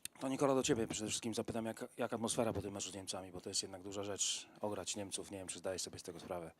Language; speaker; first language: Polish; native; Polish